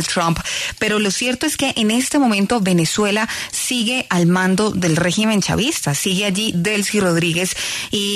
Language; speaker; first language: Spanish; native; Spanish